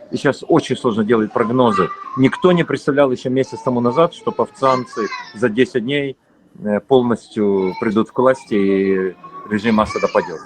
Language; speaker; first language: Russian; native; Russian